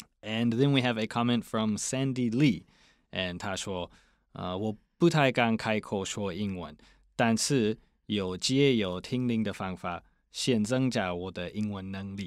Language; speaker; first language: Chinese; non-native, fluent; English